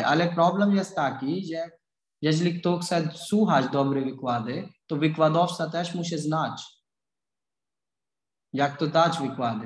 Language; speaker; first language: Polish; non-native, learner; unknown